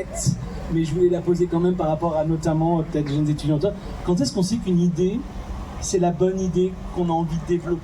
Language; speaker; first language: French; native; French